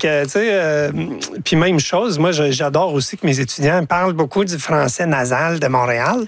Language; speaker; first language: French; native; French